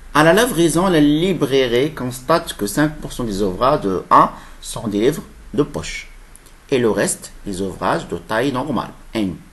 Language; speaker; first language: French; non-native, local second language; Arabic